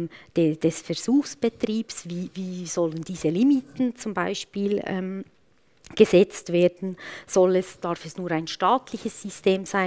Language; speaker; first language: German; native; German